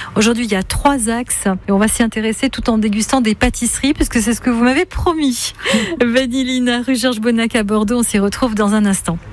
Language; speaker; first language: French; native; French